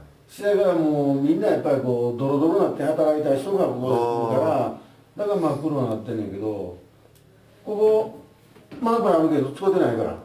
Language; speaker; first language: Japanese; native; Japanese